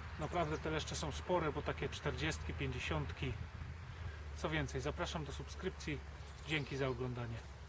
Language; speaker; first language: Polish; native; Polish